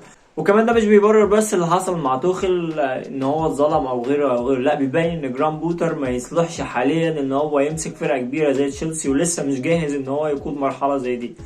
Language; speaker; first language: Arabic; native; Arabic